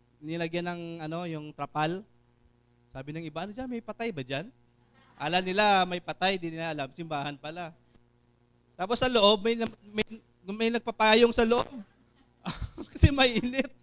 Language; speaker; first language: Filipino; non-native, local second language; Hiligaynon